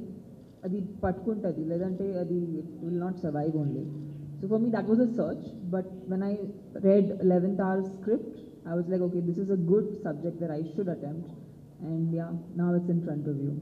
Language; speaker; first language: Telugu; non-native, local second language; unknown